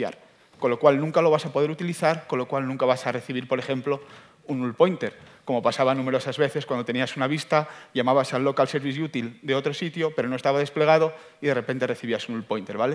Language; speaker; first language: Spanish; native; Spanish